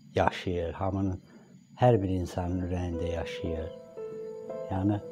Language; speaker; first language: Azerbaijani; native; Azerbaijani